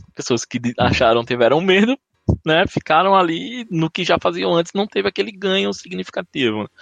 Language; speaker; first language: Portuguese; native; Portuguese